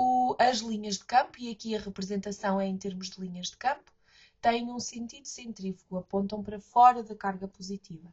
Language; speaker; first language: Portuguese; native; Portuguese